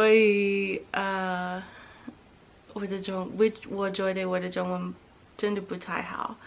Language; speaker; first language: Chinese; non-native, learner; English